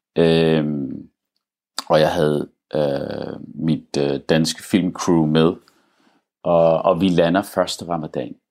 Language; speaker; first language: Danish; early bilingual, other home language; Arabic